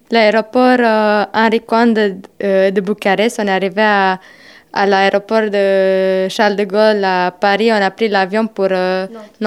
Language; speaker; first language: French; non-native, fluent; Romanian